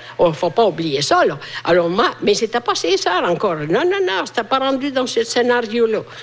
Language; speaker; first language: French; non-native, fluent; Italian